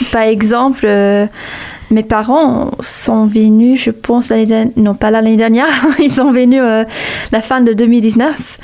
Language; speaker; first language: French; non-native, fluent; English